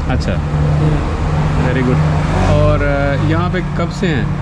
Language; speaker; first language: Hindi; native; Hindi